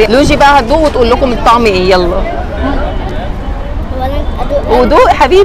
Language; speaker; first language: Arabic; native; Arabic